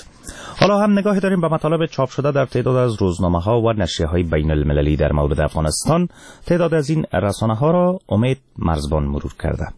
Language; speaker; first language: Persian; native; Persian